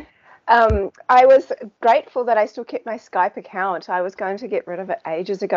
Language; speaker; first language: English; native; English